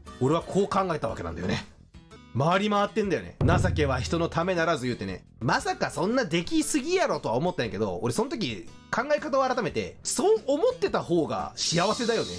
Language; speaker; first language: Japanese; native; Japanese